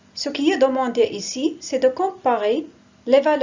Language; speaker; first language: French; non-native, local second language; Arabic